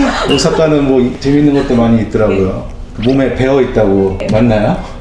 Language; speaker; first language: Korean; native; Korean